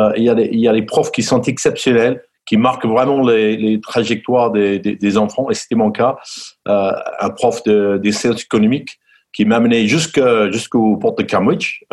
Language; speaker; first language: French; non-native, fluent; English